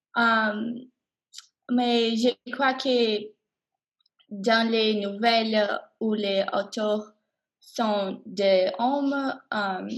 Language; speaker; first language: French; non-native, learner; English